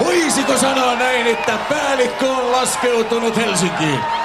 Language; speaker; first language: Finnish; native; Finnish